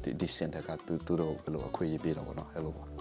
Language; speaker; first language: Burmese; non-native, local second language; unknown